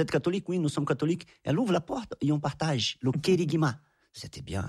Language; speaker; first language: French; non-native, fluent; Portuguese